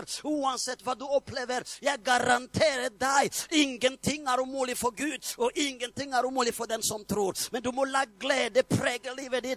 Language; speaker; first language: Swedish; non-native, fluent; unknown